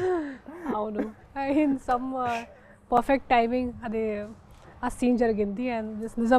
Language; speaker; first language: Telugu; non-native, fluent; Hindi